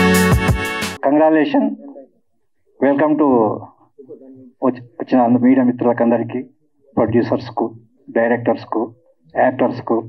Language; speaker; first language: Telugu; native; Telugu